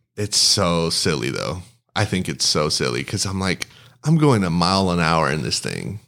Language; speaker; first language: English; early bilingual, other home language; Spanish